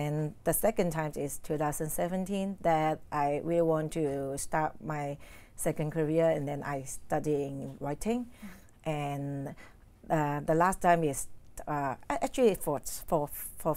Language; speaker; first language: English; non-native, learner; Cantonese